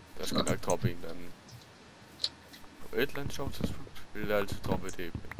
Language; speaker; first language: Danish; native; Danish